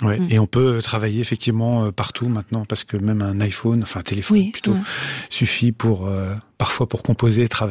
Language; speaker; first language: French; native; French